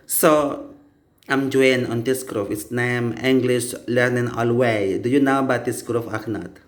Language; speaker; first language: English; non-native, learner; Indonesian